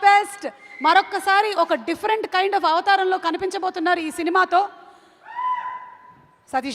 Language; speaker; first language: Telugu; native; Telugu